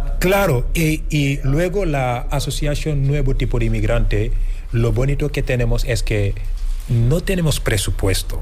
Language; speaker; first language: Spanish; non-native, fluent; Wolof